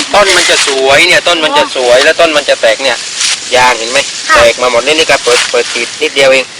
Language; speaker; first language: Thai; native; Thai